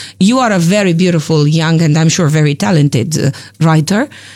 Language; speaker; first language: English; non-native, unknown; Romanian